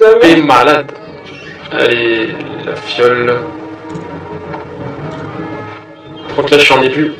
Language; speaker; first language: French; native; French